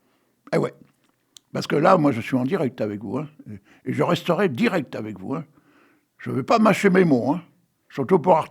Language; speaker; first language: French; native; French